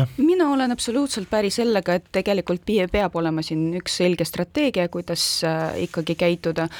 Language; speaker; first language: Estonian; non-native, local second language; Russian